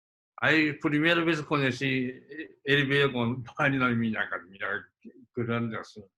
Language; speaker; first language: Portuguese; early bilingual, other home language; Japanese